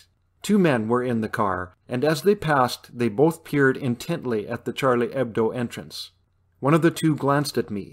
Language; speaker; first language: English; native; English